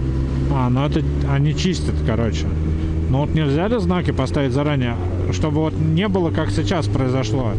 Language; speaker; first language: Russian; native; Russian